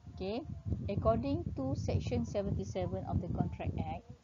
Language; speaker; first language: English; non-native, local second language; Malay